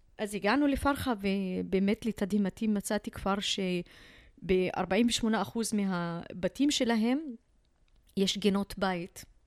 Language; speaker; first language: Hebrew; non-native, local second language; Arabic